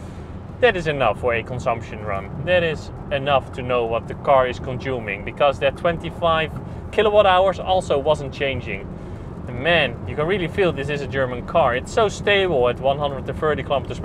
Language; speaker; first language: English; non-native, fluent; Dutch